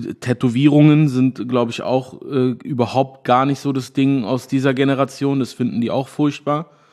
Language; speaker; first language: German; native; German